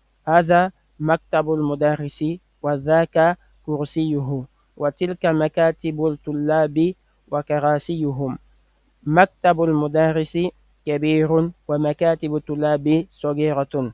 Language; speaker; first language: Arabic; non-native, fluent; French